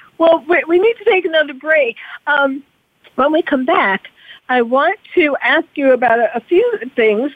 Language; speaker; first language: English; native; English